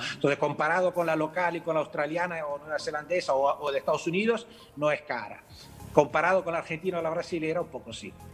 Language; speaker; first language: Spanish; early bilingual, heritage; Spanish